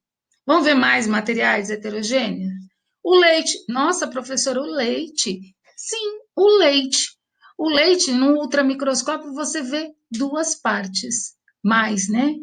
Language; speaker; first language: Portuguese; native; Portuguese